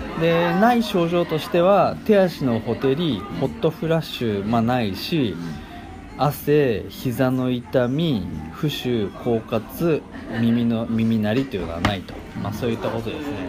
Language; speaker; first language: Japanese; native; Japanese